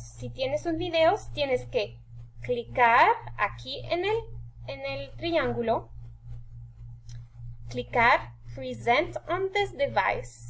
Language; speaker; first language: Spanish; non-native, fluent; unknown